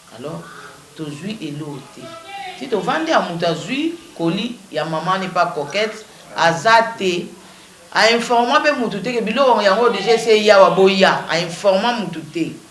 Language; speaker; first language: Lingala; non-native, local second language; Kongo